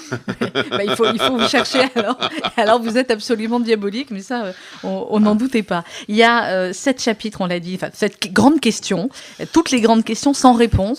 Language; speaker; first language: French; native; French